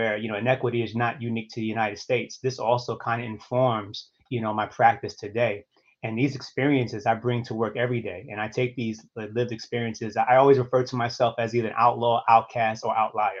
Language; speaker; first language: English; native; English